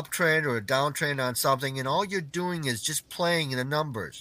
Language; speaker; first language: English; native; English